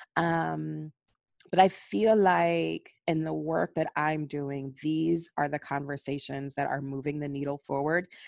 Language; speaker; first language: English; native; English